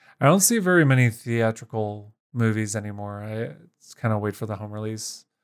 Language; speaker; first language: English; native; English